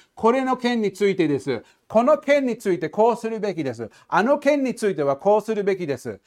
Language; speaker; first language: Japanese; non-native, fluent; English